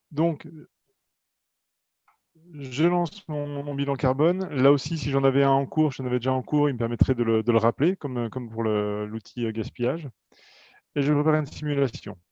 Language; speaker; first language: French; native; French